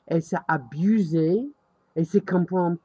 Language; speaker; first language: French; non-native, learner; English